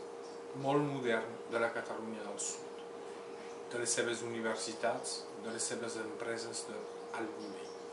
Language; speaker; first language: Catalan; non-native, local second language; French